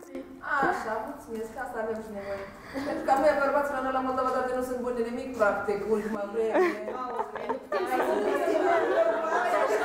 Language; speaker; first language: Romanian; non-native, local second language; Russian